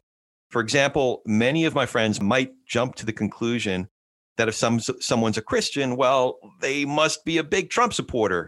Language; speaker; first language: English; native; English